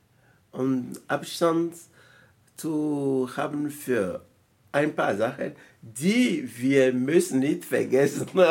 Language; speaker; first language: German; non-native, learner; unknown